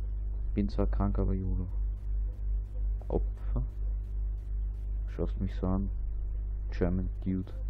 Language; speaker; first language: German; native; German